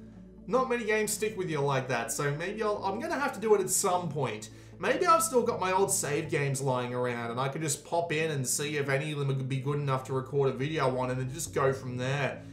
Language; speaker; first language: English; native; English